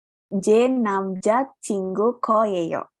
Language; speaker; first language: Korean; non-native, learner; Indonesian